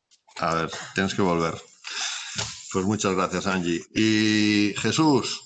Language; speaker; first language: Spanish; native; Spanish